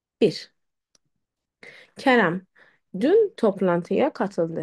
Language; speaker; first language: Turkish; non-native, fluent; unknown